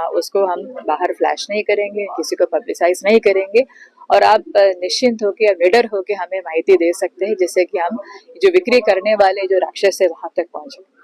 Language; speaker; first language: Hindi; non-native, local second language; Marathi